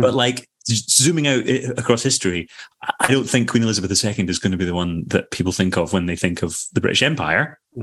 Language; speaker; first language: English; native; English